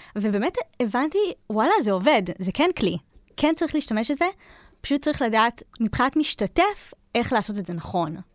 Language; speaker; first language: Hebrew; native; Hebrew